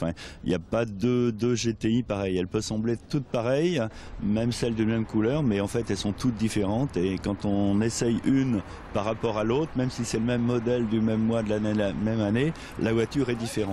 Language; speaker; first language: French; native; French